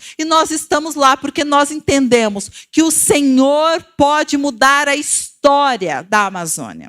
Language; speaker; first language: Portuguese; native; Portuguese